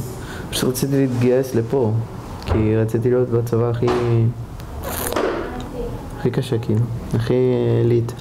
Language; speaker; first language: Hebrew; early bilingual, heritage; Hebrew